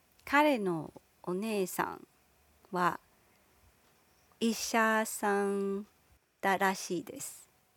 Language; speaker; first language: Japanese; non-native, learner; Chinese